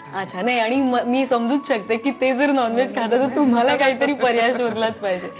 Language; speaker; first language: Marathi; native; Marathi